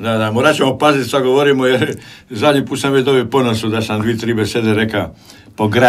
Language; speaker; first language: Croatian; native; Croatian